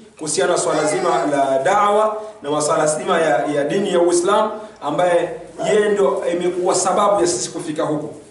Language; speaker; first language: Swahili; native; Swahili